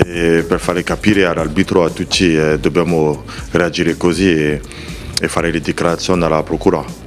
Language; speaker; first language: Italian; non-native, fluent; French